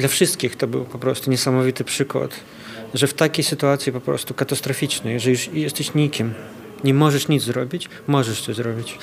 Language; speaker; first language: Polish; non-native, fluent; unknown